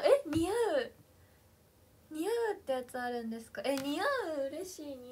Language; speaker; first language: Japanese; native; Japanese